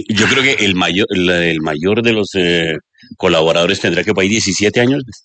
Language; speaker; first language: Spanish; native; Spanish